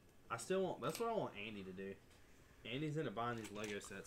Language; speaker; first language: English; native; English